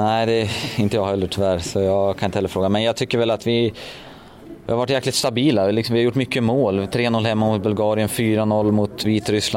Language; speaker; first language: Swedish; native; Swedish